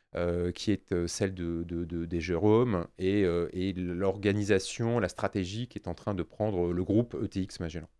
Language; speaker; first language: French; native; French